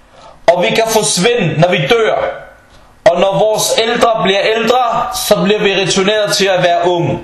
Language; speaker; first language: Danish; early bilingual, other home language; Arabic